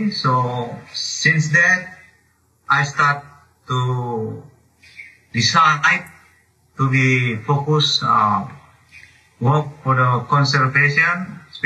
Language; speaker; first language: English; non-native, learner; Indonesian